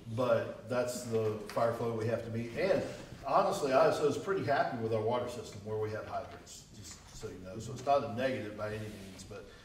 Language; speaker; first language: English; native; English